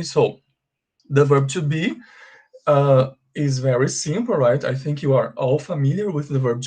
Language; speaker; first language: English; non-native, fluent; Portuguese